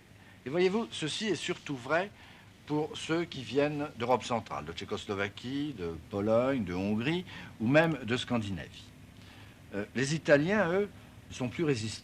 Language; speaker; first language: French; native; French